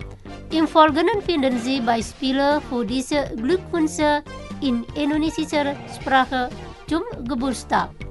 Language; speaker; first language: German; non-native, fluent; Indonesian